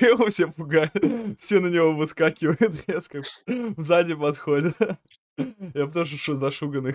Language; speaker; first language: Russian; native; Russian